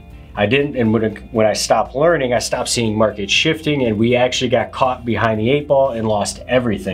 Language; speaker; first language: English; native; English